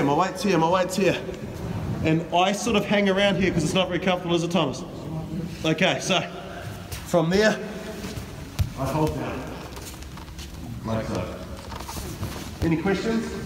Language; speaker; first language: English; native; English